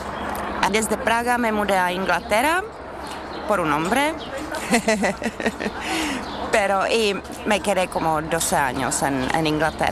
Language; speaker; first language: Spanish; non-native, learner; Czech